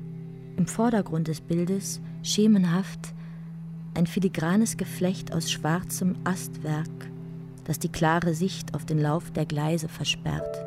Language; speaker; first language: German; native; German